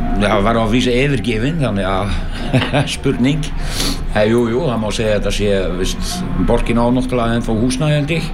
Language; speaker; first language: Icelandic; non-native, fluent; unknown